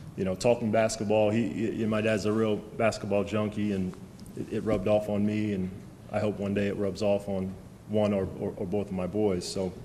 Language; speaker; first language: English; native; English